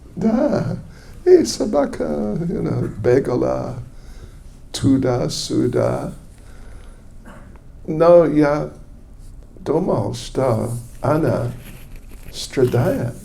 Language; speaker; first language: Russian; non-native, learner; English